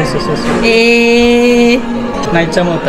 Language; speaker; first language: Japanese; non-native, fluent; Indonesian